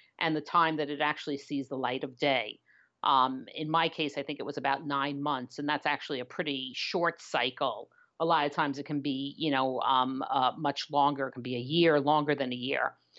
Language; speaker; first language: English; native; English